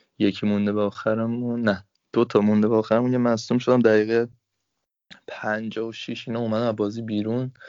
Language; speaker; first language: Persian; native; Persian